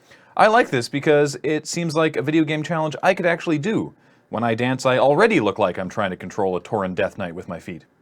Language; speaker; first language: English; native; English